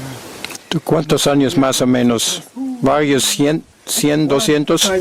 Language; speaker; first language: Spanish; non-native, learner; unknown